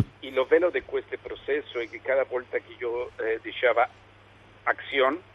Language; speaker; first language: Italian; non-native, learner; Spanish